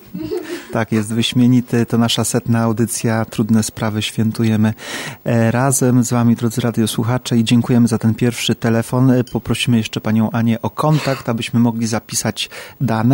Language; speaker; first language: Polish; native; Polish